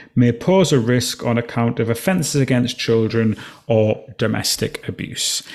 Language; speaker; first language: English; native; English